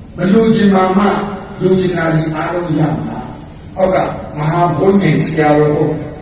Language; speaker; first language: Burmese; native; Burmese